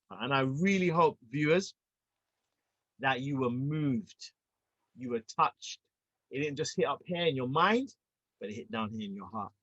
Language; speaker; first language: English; native; English